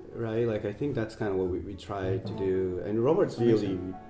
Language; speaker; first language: English; non-native, fluent; Japanese